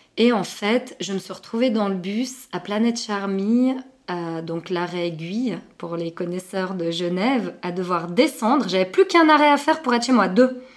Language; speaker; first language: French; early bilingual, other home language; Arabic